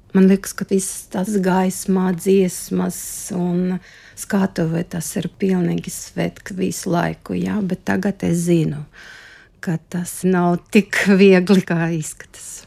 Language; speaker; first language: Latvian; non-native, local second language; Russian